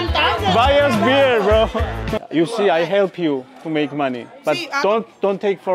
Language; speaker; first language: English; non-native, learner; Georgian